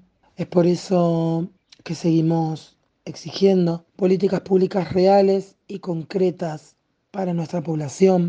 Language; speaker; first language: Spanish; native; Spanish